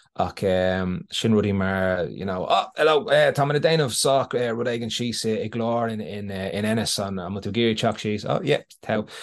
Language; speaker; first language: Irish; non-native, local second language; English